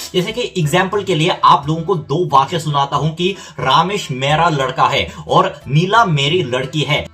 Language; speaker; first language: Hindi; non-native, fluent; Korean